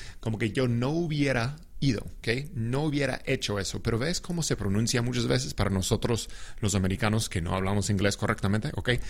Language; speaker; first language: Spanish; non-native, fluent; English